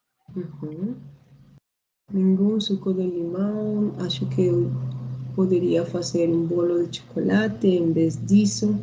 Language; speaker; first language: Portuguese; non-native, learner; Spanish